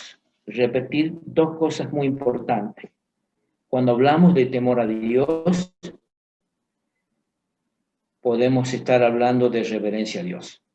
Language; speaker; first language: Spanish; native; Spanish